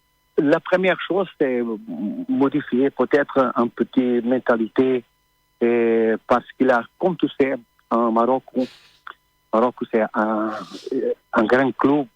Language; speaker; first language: French; non-native, learner; Portuguese